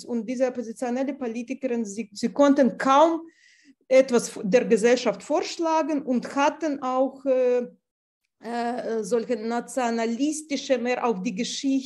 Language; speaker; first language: German; non-native, fluent; Russian